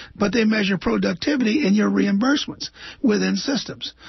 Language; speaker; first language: English; native; English